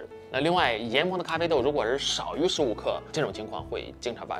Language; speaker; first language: Chinese; native; Chinese